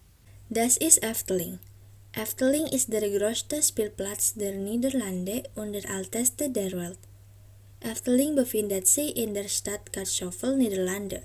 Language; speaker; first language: German; non-native, learner; Indonesian